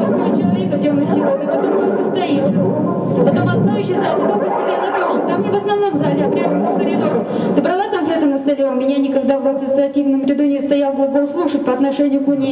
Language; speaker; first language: Russian; native; Russian